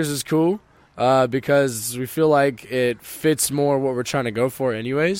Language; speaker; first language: English; native; English